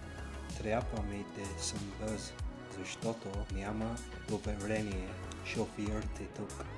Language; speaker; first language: Bulgarian; non-native, learner; English